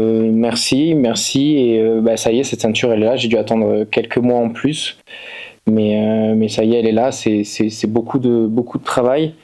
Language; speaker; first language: French; native; French